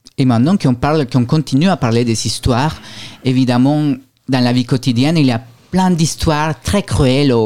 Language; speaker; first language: French; non-native, fluent; Spanish